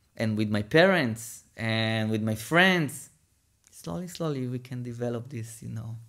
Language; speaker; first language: English; non-native, fluent; Hebrew